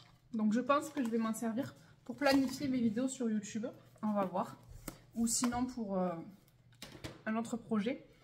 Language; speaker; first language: French; native; French